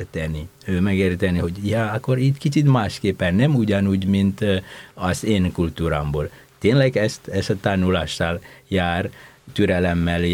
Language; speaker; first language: Hungarian; non-native, fluent; Indonesian